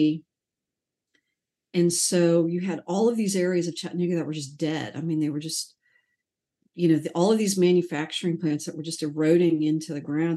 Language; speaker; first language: English; native; English